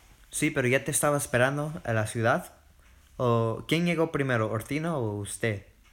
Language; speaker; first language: Spanish; early bilingual, heritage; Spanish